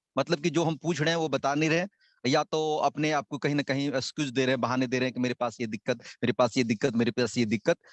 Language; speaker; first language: Hindi; native; Hindi